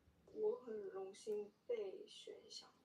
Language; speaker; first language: Chinese; non-native, learner; Korean